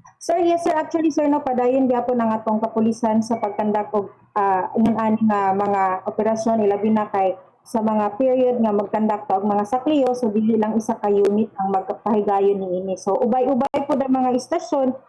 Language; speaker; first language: Cebuano; native; Cebuano